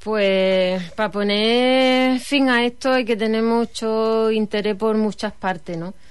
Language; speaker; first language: Spanish; native; Spanish